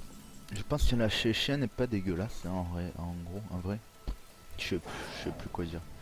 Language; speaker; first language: French; native; French